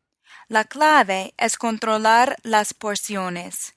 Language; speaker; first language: Spanish; non-native, fluent; English